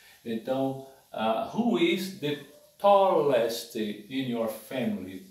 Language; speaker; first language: English; non-native, fluent; Portuguese